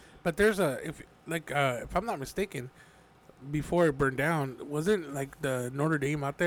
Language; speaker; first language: English; early bilingual, other home language; Spanish